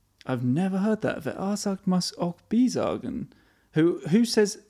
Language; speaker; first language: German; non-native, learner; English